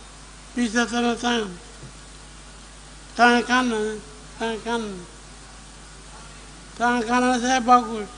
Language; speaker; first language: Indonesian; non-native, local second language; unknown